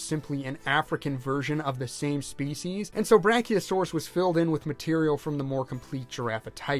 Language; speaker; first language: English; native; English